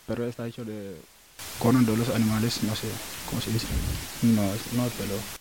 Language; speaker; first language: Spanish; non-native, local second language; Wolof